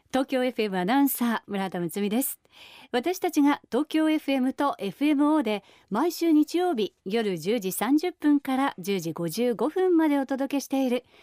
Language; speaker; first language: Japanese; native; Japanese